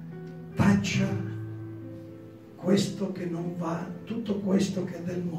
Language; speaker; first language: Italian; non-native, learner; Spanish